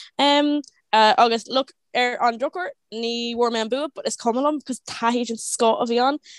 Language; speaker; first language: Irish; non-native, local second language; English